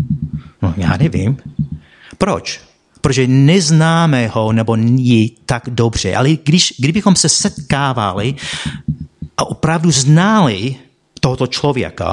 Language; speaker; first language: Czech; non-native, fluent; English